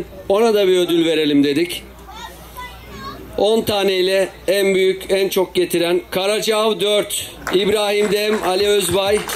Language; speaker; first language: Turkish; native; Turkish